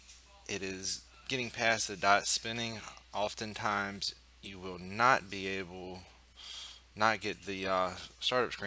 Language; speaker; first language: English; native; English